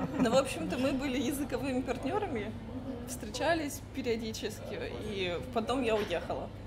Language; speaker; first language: Russian; native; Russian